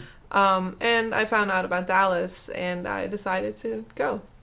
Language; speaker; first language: English; non-native, fluent; Dutch